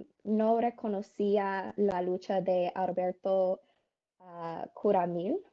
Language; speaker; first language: Spanish; non-native, learner; English